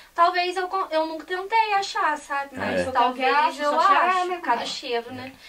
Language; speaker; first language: Portuguese; native; Portuguese